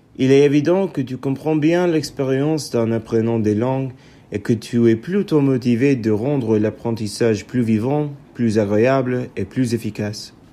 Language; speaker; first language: French; non-native, learner; English